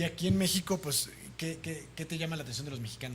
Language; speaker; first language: Spanish; native; Spanish